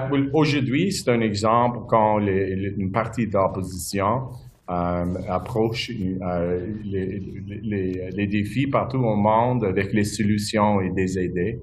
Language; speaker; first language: French; non-native, local second language; English